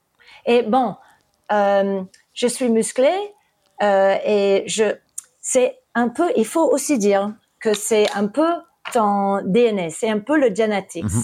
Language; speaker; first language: French; early bilingual, heritage; English